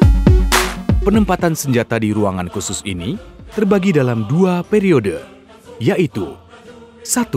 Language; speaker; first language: Indonesian; native; Indonesian